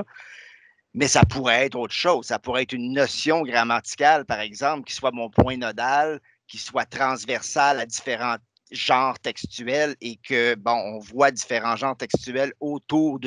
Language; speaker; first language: French; native; French